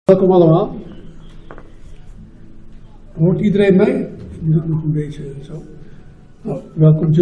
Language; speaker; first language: Dutch; non-native, local second language; Papiamento